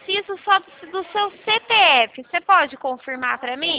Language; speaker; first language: Portuguese; native; Portuguese